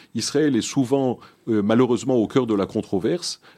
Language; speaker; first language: French; early bilingual, other home language; Hebrew